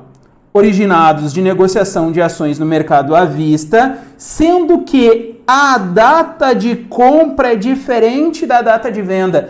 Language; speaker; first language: Portuguese; native; Portuguese